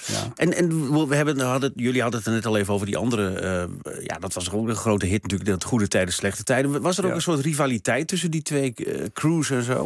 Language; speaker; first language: Dutch; native; Dutch